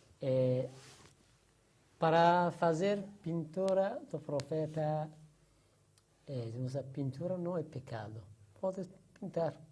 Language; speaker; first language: Portuguese; non-native, learner; Persian